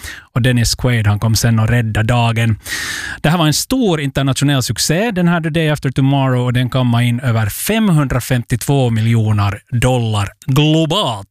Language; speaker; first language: Swedish; native; Swedish